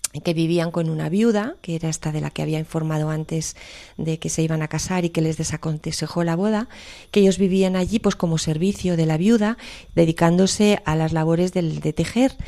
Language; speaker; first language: Spanish; native; Spanish